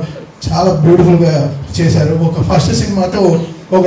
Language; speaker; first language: Telugu; native; Telugu